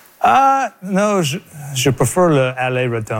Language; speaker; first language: French; non-native, local second language; English